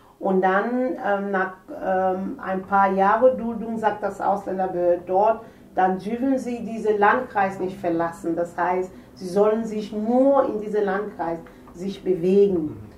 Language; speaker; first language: German; non-native, fluent; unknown